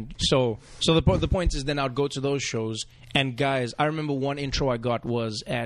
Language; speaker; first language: English; native; English